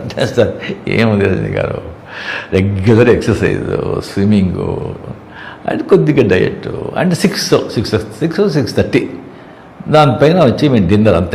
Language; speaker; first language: Telugu; non-native, local second language; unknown